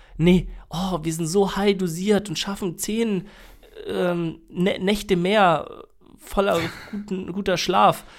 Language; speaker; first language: German; native; German